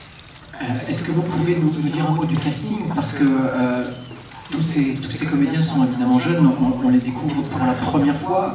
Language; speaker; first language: French; native; French